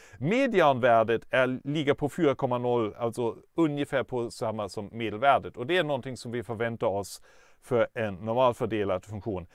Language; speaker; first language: Swedish; non-native, fluent; German